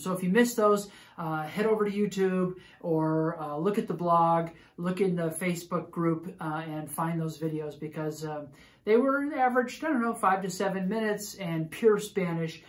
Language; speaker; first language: English; native; English